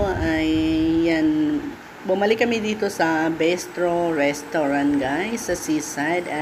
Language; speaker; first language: Filipino; non-native, local second language; Cebuano